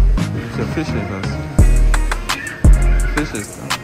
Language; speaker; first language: German; non-native, learner; Lingala